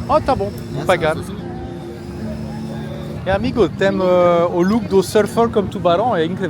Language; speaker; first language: Portuguese; non-native, learner; French